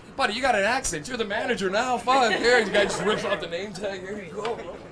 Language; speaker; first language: English; native; English